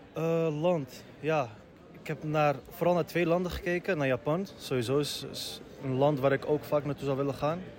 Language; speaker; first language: Dutch; early bilingual, other home language; Turkish